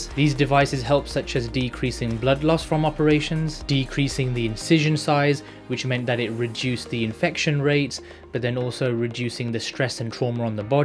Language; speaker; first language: English; native; English